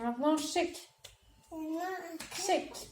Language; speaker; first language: French; native; French